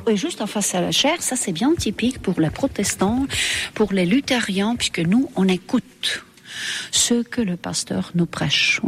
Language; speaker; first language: French; non-native, fluent; Estonian